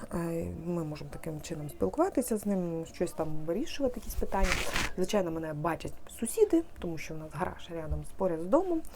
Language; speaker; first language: Ukrainian; native; Ukrainian